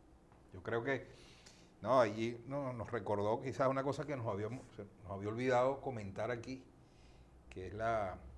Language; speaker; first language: Spanish; native; Spanish